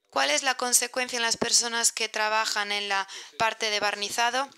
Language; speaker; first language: Spanish; non-native, fluent; Persian